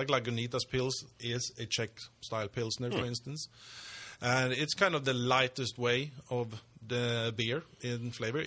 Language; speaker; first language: English; non-native, fluent; Swedish